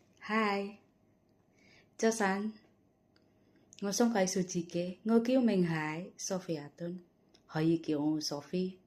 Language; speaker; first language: Cantonese; non-native, learner; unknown